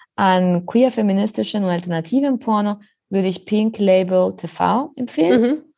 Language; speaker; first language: German; non-native, fluent; Spanish